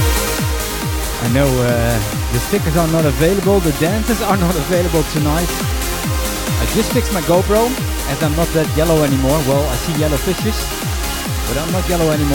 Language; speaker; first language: English; non-native, fluent; Dutch